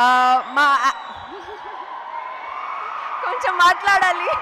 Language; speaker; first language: Telugu; non-native, fluent; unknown